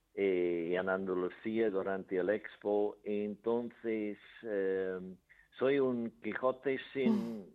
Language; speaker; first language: Spanish; non-native, fluent; English